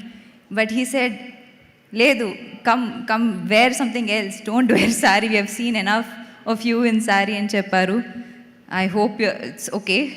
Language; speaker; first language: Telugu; non-native, fluent; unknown